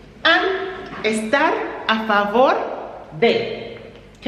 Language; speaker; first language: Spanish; non-native, fluent; English